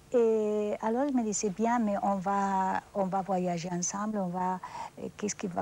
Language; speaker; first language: French; non-native, fluent; Spanish